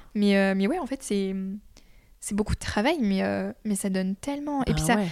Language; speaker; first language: French; native; French